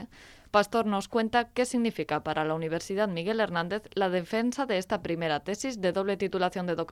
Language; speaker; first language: Spanish; native; Spanish